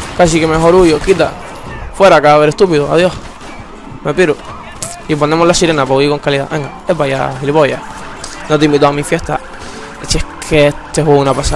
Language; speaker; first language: Spanish; native; Spanish